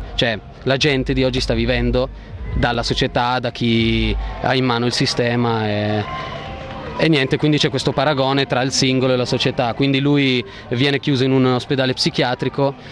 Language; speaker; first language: Italian; native; Italian